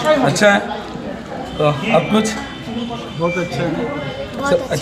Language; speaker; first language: Hindi; non-native, local second language; Bangla